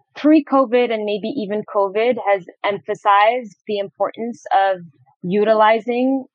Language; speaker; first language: English; non-native, fluent; Arabic